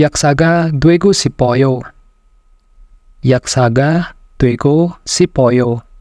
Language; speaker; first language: Korean; non-native, fluent; Indonesian